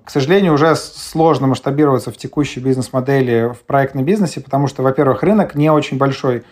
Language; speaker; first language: Russian; native; Russian